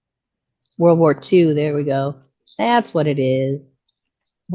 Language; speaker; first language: English; native; English